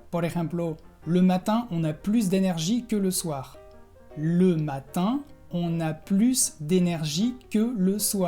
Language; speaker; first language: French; non-native, fluent; Spanish